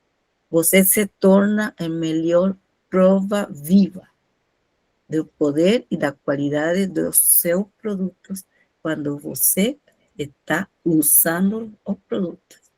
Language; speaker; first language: Portuguese; non-native, fluent; Spanish